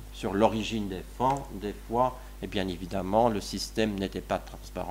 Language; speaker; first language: French; non-native, local second language; Luxembourgish